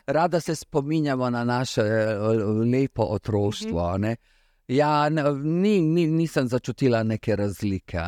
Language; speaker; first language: Slovenian; early bilingual, other home language; Serbian